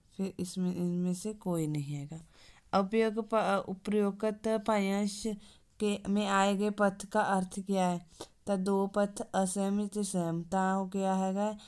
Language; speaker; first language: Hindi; non-native, local second language; Punjabi